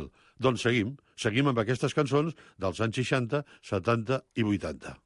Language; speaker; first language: Catalan; native; Catalan